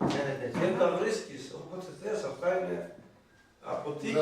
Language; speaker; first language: Greek; non-native, local second language; Macedonian